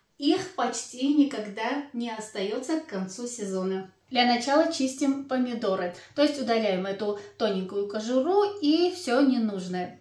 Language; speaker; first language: Russian; non-native, local second language; Armenian